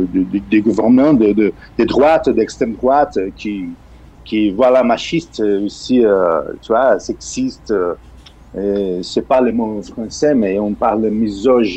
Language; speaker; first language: French; non-native, fluent; Portuguese